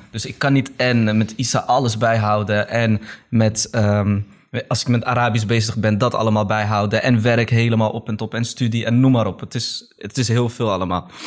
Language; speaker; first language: Dutch; early bilingual, other home language; Arabic